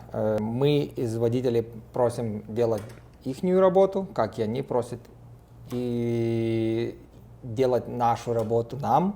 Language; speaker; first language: Russian; non-native, fluent; Lithuanian